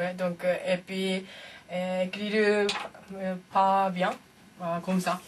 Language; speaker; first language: French; non-native, learner; Japanese